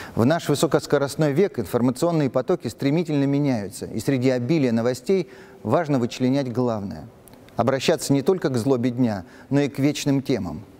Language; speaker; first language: Russian; native; Russian